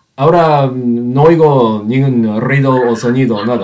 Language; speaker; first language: Spanish; non-native, learner; Japanese